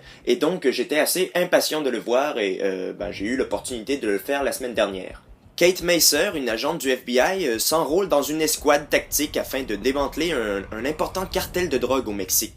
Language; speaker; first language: French; native; French